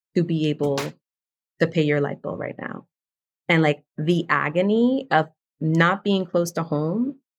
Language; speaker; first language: English; early bilingual, other home language; Spanish